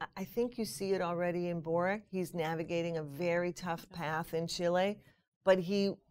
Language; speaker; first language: English; native; English